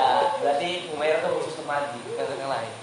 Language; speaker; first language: Indonesian; native; Indonesian